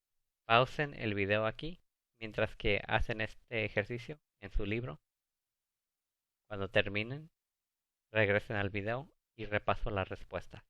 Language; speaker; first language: Spanish; early bilingual, heritage; Spanish